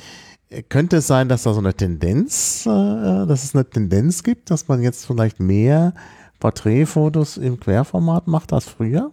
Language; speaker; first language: German; native; German